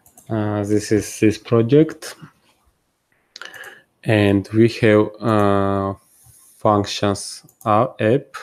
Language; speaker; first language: English; non-native, fluent; Georgian